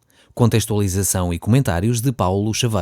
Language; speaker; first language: Portuguese; native; Portuguese